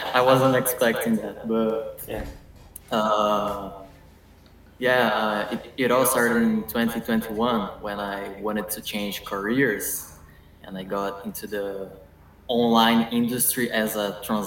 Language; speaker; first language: English; non-native, fluent; Portuguese